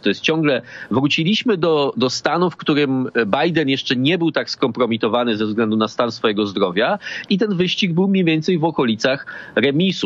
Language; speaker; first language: Polish; native; Polish